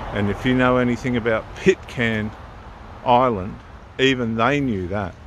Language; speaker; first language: English; native; English